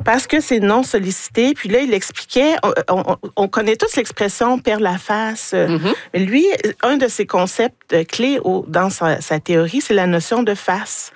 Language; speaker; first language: French; native; French